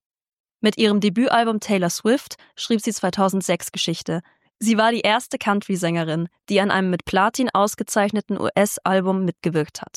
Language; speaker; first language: German; native; German